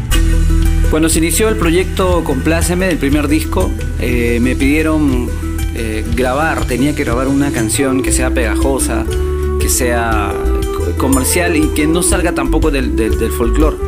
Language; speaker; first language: Spanish; native; Spanish